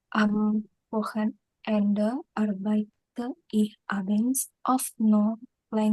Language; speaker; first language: German; non-native, learner; Indonesian